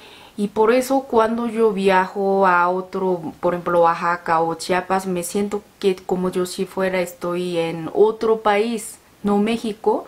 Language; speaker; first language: Spanish; non-native, learner; Korean